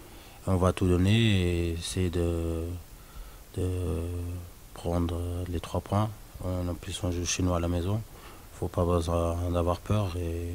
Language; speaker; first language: French; non-native, local second language; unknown